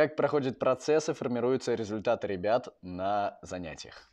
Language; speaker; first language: Russian; native; Russian